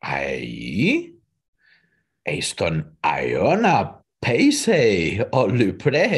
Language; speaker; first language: Greek; non-native, learner; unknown